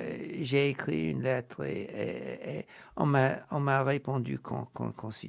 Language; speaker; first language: French; non-native, fluent; English